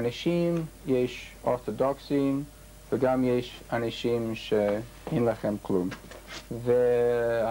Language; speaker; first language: Hebrew; non-native, learner; English